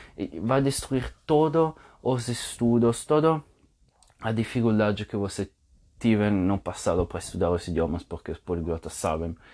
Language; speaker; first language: Portuguese; non-native, fluent; Italian